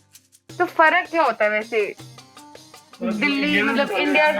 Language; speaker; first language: Hindi; native; Hindi